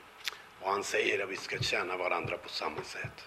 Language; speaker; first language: Swedish; non-native, fluent; Spanish